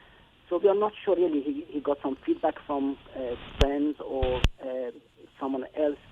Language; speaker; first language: English; non-native, fluent; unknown